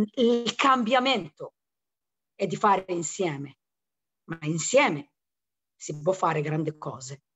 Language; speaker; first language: Italian; non-native, fluent; Somali